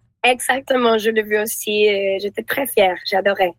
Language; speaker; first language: French; non-native, learner; Spanish